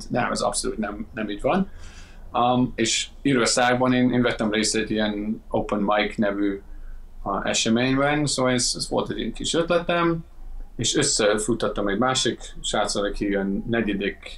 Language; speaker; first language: Hungarian; non-native, fluent; English